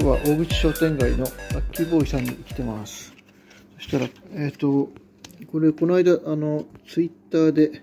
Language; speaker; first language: Japanese; native; Japanese